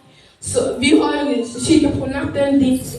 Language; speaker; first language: Swedish; early bilingual, other home language; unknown